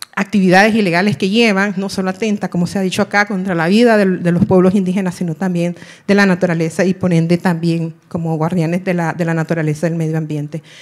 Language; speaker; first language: Spanish; non-native, local second language; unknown